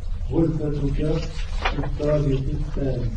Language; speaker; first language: Arabic; non-native, learner; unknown